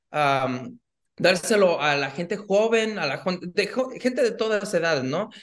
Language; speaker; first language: Spanish; early bilingual, heritage; Spanish